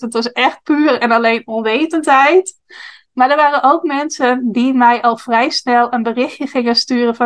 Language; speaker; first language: Dutch; native; Dutch